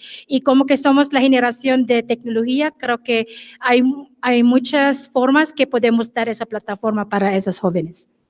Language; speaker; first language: Spanish; non-native, fluent; English